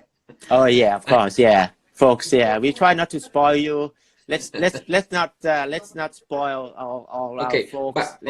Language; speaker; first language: English; non-native, fluent; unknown